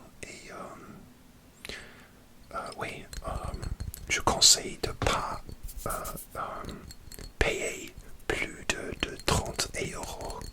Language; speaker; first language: French; non-native, learner; English